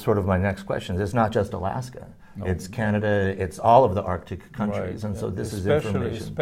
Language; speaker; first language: English; native; English